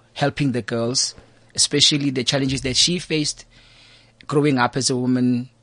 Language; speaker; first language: English; non-native, local second language; Zulu